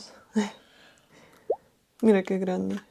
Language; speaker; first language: Spanish; non-native, fluent; Russian